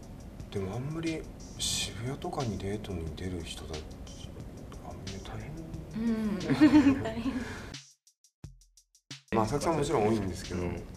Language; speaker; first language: Japanese; native; Japanese